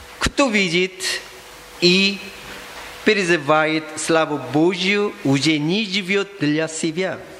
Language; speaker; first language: Russian; non-native, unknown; Korean